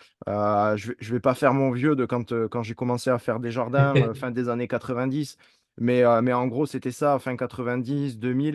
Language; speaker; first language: French; native; French